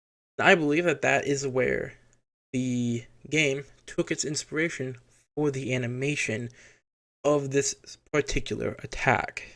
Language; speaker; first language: English; native; English